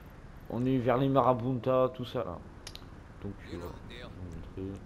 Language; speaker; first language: French; native; French